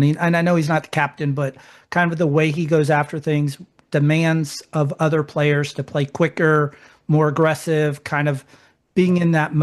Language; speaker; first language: English; native; English